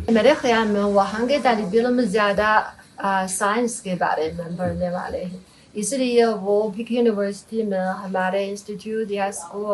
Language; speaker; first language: Hindi; non-native, fluent; Chinese